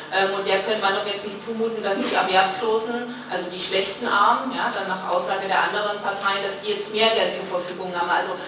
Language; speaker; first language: German; native; German